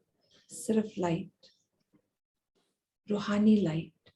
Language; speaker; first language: Hindi; native; Hindi